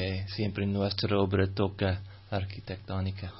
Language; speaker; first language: Spanish; non-native, fluent; English